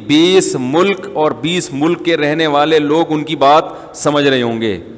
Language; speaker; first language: Urdu; native; Urdu